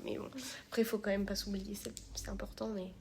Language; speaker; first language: French; native; French